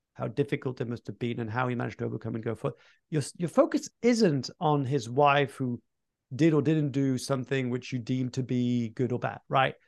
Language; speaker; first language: English; early bilingual, other home language; French